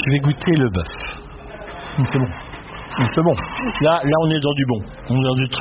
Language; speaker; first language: French; native; French